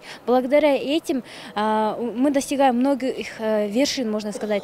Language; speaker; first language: Russian; non-native, local second language; Kyrgyz